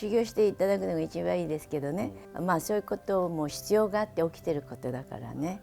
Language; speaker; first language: Japanese; native; Japanese